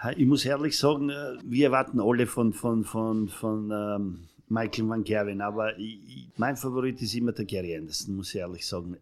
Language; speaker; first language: German; non-native, fluent; Serbian